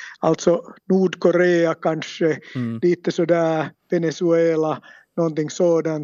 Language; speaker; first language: Swedish; non-native, local second language; Finnish